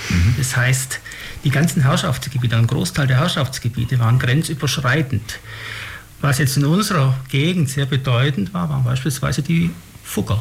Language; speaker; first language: German; native; German